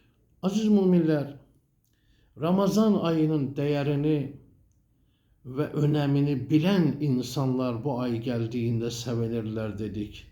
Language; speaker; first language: Turkish; native; Turkish